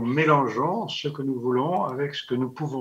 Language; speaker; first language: French; native; French